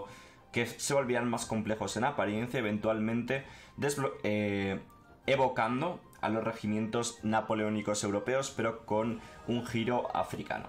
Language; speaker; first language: Spanish; native; Spanish